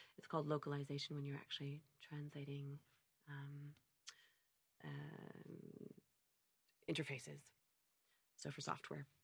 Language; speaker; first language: English; native; English